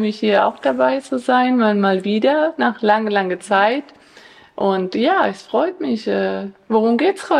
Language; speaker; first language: German; non-native, fluent; Spanish